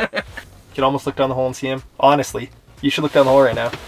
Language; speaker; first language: English; native; English